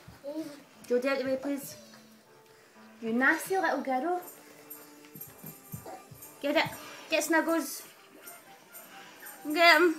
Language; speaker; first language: English; native; English